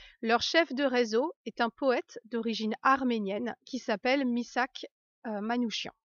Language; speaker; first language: French; native; French